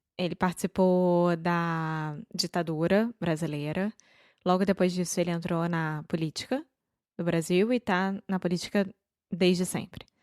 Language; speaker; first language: Portuguese; native; Portuguese